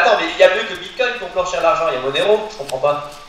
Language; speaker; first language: French; native; French